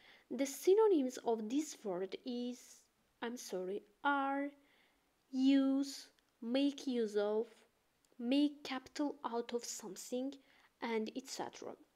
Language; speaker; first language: English; non-native, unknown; Azerbaijani